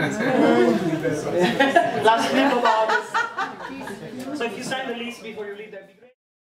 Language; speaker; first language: English; non-native, fluent; Italian